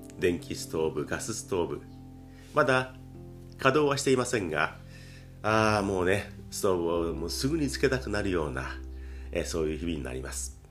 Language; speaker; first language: Japanese; native; Japanese